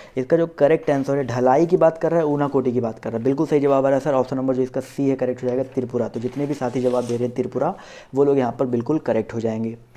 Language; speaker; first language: Hindi; native; Hindi